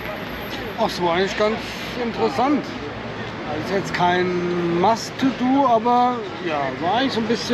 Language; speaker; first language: German; native; German